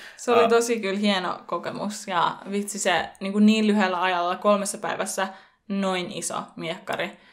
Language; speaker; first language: Finnish; early bilingual, other home language; Persian